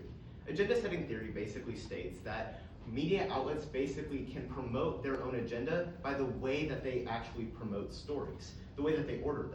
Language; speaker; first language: English; native; English